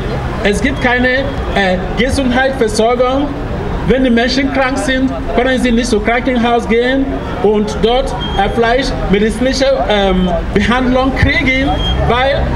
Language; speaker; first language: German; non-native, fluent; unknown